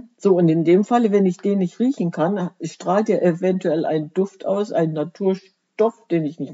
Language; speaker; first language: German; native; German